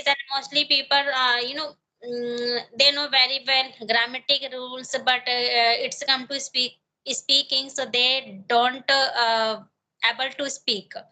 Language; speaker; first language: English; non-native, learner; Hindi